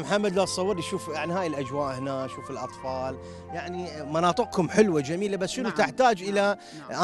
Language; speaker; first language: Arabic; native; Arabic